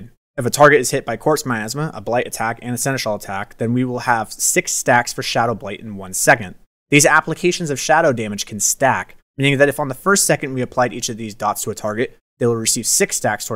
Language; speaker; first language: English; native; English